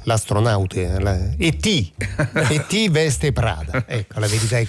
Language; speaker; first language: Italian; native; Italian